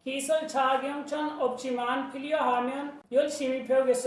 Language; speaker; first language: Korean; non-native, learner; Urdu